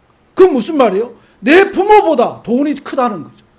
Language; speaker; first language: Korean; native; Korean